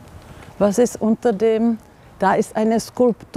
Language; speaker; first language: German; non-native, learner; Czech